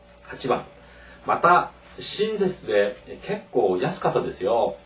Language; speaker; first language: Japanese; non-native, fluent; Korean